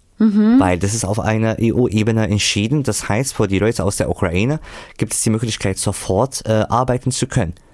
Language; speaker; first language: German; non-native, fluent; Arabic